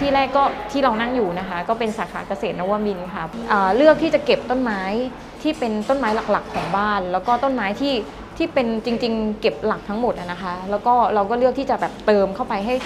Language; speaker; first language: Thai; native; Thai